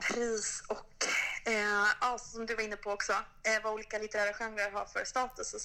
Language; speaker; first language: Swedish; native; Swedish